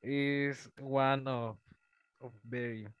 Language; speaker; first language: English; non-native, learner; Spanish